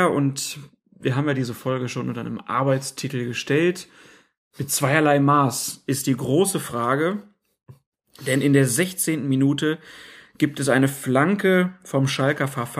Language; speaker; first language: German; native; German